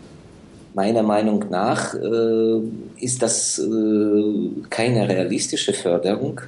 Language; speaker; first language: German; non-native, fluent; Ukrainian